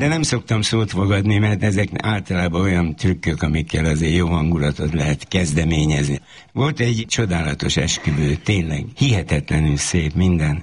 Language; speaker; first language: Hungarian; native; Hungarian